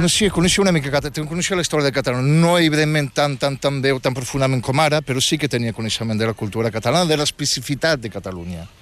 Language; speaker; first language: Catalan; non-native, fluent; Riffian